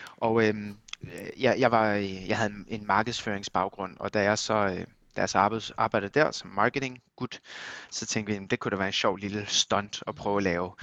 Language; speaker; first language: Danish; early bilingual, other home language; Armenian